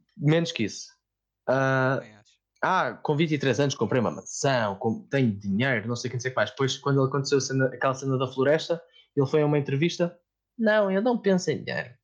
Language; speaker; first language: Portuguese; native; Portuguese